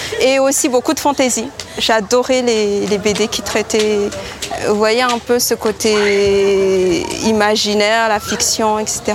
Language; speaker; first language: French; non-native, local second language; Malagasy